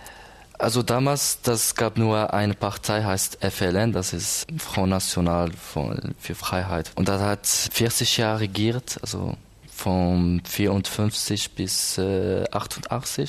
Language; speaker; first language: German; non-native, learner; Arabic